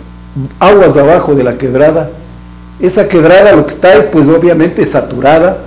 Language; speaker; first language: Spanish; native; Spanish